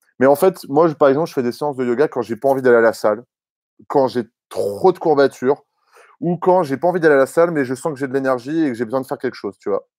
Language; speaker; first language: French; native; French